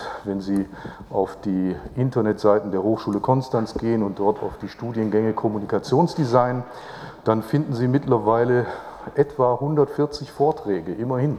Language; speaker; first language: German; native; German